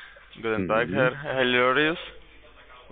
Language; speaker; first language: German; non-native, learner; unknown